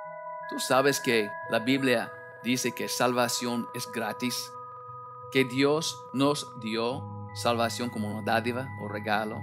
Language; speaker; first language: Spanish; non-native, learner; English